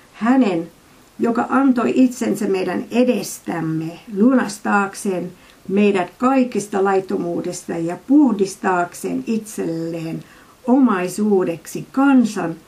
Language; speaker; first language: Finnish; non-native, fluent; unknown